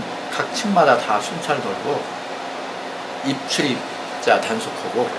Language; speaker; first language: Korean; native; Korean